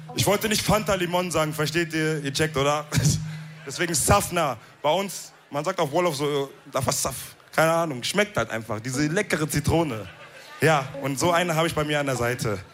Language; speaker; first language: German; early bilingual, other home language; Wolof